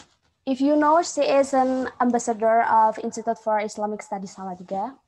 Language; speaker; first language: English; non-native, fluent; Indonesian